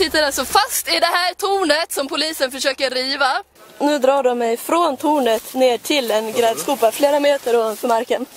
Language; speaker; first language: Swedish; native; Swedish